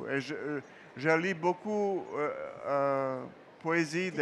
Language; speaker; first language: French; non-native, learner; Serbian